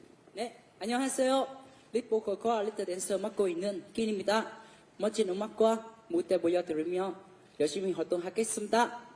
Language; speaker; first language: Korean; non-native, learner; Vietnamese